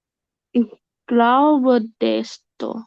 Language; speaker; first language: German; non-native, learner; Indonesian